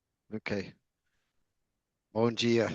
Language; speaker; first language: Portuguese; non-native, fluent; English